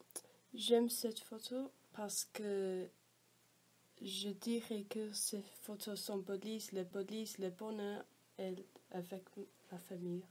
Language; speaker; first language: French; non-native, learner; English